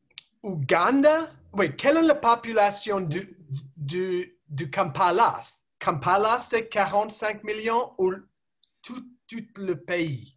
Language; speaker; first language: French; non-native, learner; English